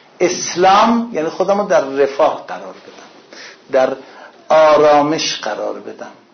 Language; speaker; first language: Persian; non-native, local second language; Azerbaijani